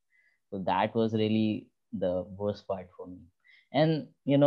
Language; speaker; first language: English; non-native, local second language; Hindi